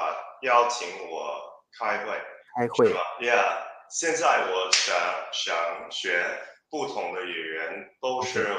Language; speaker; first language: Chinese; non-native, learner; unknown